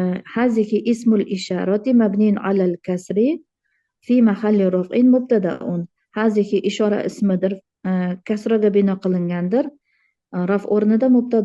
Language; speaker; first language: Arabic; non-native, learner; Uzbek